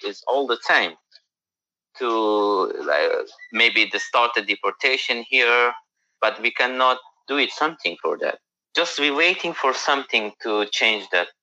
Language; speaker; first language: English; non-native, learner; Persian